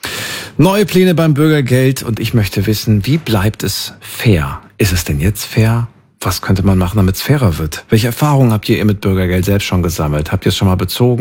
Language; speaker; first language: German; native; German